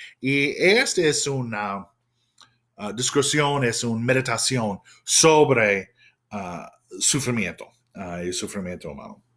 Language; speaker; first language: Spanish; non-native, fluent; English